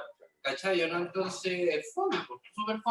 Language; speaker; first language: Spanish; native; Spanish